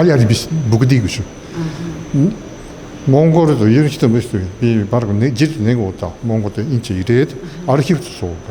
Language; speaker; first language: Mongolian; non-native, fluent; Japanese